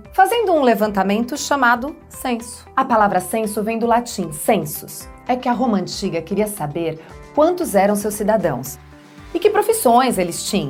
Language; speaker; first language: Portuguese; native; Portuguese